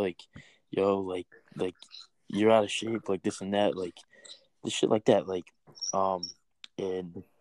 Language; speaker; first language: English; native; English